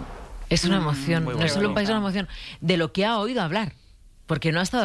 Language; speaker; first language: Spanish; native; Spanish